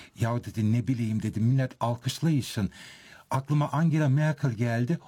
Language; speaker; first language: Turkish; early bilingual, heritage; Turkish